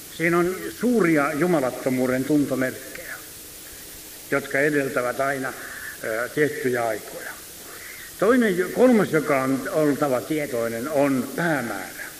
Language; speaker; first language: Finnish; native; Finnish